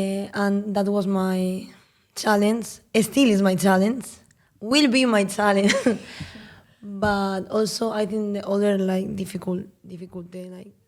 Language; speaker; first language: English; non-native, learner; Spanish